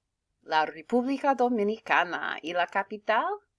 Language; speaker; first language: Spanish; non-native, fluent; English